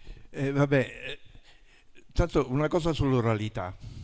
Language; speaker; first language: Italian; native; Italian